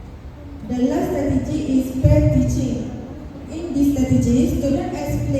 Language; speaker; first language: English; non-native, learner; Malay